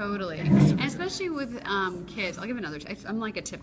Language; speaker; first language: English; native; English